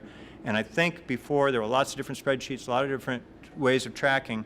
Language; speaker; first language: English; native; English